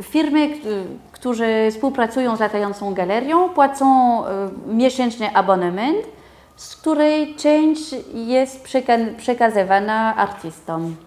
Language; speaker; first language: Polish; non-native, fluent; French